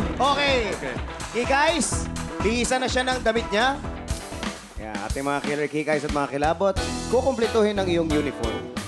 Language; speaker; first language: Filipino; native; Filipino